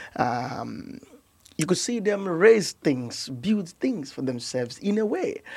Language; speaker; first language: English; non-native, local second language; Igbo